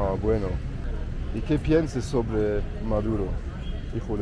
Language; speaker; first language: Spanish; non-native, learner; Luxembourgish